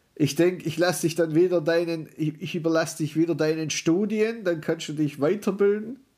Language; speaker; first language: German; native; German